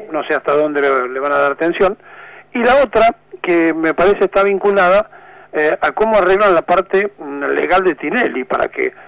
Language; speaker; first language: Spanish; native; Spanish